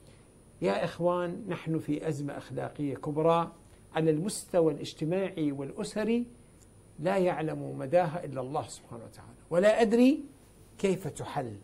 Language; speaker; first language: Arabic; native; Arabic